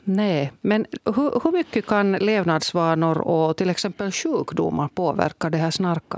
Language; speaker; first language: Swedish; native; Swedish